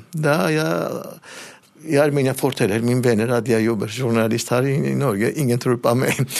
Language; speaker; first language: Norwegian; non-native, learner; Armenian